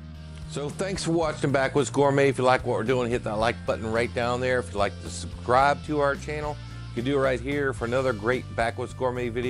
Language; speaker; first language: English; native; English